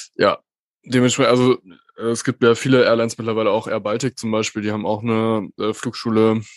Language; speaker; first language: German; native; German